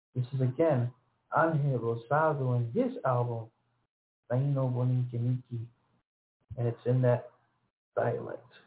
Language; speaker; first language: English; early bilingual, other home language; Spanish